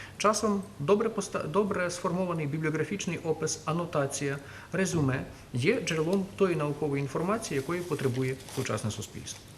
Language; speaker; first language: Ukrainian; native; Ukrainian